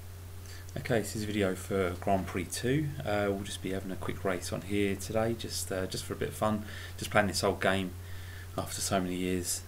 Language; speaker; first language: English; native; English